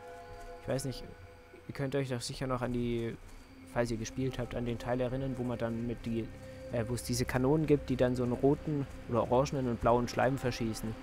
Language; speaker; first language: German; native; German